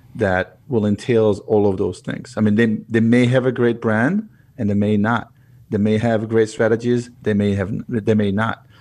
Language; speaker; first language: English; non-native, fluent; Hebrew